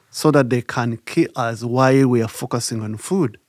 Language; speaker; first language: English; non-native, local second language; Kinyarwanda